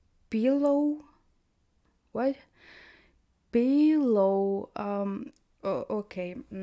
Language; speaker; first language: English; non-native, learner; Russian